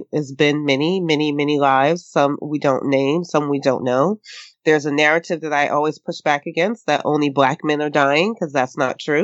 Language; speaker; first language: English; native; English